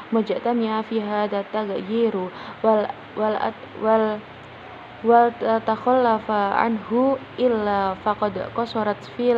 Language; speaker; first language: Arabic; non-native, learner; Indonesian